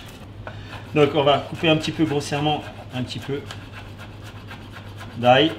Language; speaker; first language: French; native; French